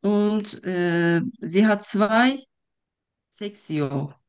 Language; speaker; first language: German; non-native, fluent; Turkish